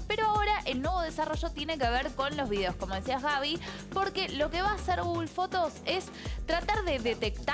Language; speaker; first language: Spanish; native; Spanish